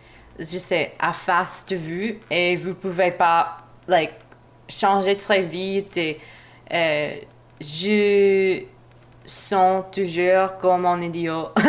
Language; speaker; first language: French; non-native, learner; English